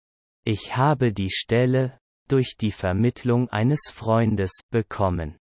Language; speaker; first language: German; non-native, learner; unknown